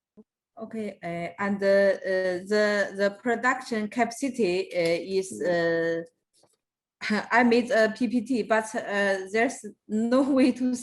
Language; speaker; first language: English; non-native, fluent; Chinese